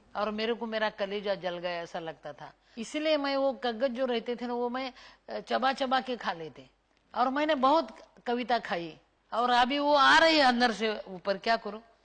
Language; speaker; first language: Hindi; non-native, local second language; Marathi